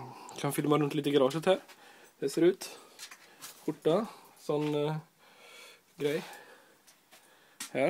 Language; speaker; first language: Swedish; native; Swedish